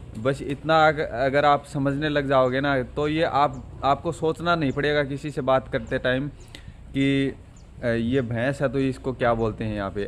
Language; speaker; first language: Hindi; native; Hindi